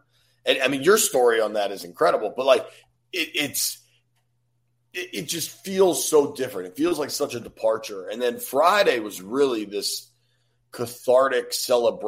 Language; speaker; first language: English; native; English